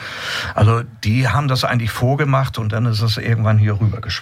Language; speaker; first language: German; native; German